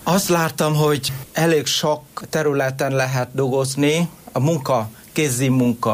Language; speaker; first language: Hungarian; non-native, learner; Vietnamese